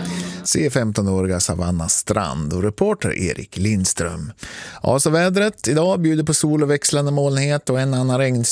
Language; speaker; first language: Swedish; native; Swedish